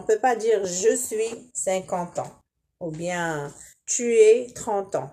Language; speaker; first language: French; non-native, local second language; Arabic